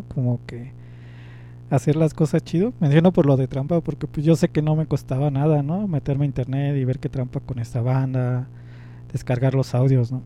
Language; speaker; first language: Spanish; native; Spanish